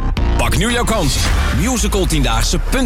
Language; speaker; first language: Dutch; native; Dutch